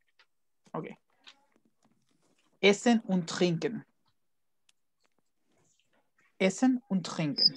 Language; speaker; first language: German; non-native, fluent; Spanish